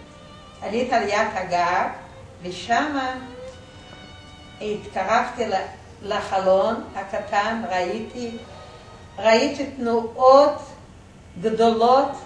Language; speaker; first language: Hebrew; non-native, fluent; Yiddish